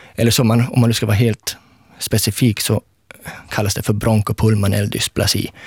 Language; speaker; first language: Swedish; native; Swedish